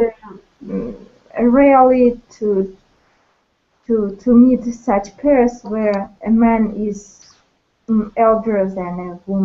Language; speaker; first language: English; non-native, learner; Russian